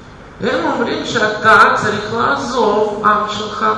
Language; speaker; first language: Hebrew; non-native, fluent; Russian